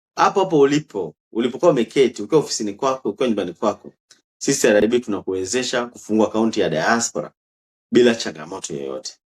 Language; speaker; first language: Swahili; native; Swahili